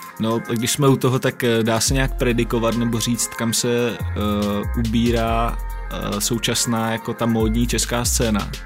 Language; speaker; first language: Czech; native; Czech